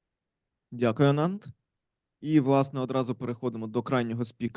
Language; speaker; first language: Ukrainian; native; Ukrainian